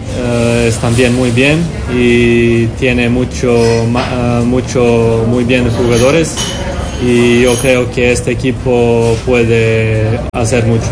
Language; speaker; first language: Spanish; non-native, learner; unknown